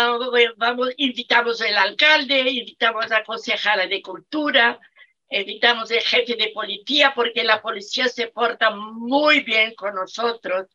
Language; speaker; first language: Spanish; non-native, fluent; Portuguese